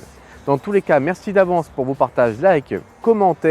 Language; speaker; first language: French; native; French